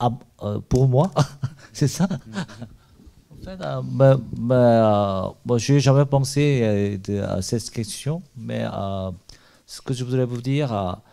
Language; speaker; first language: French; non-native, learner; Korean